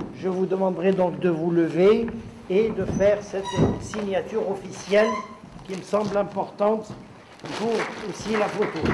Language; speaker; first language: French; non-native, local second language; Arabic